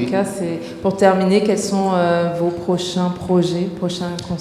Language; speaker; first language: French; native; French